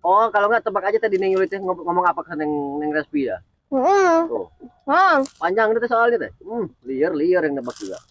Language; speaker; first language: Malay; non-native, local second language; Sundanese